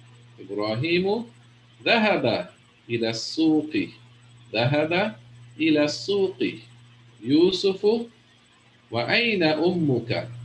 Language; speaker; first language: Arabic; non-native, fluent; English